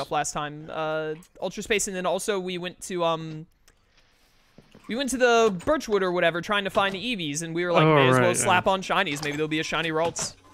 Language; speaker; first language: English; native; English